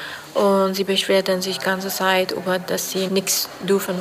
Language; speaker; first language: German; non-native, learner; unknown